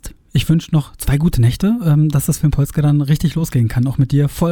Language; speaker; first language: German; native; German